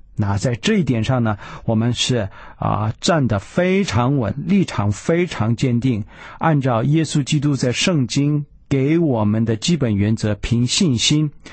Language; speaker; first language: Chinese; early bilingual, heritage; Chinese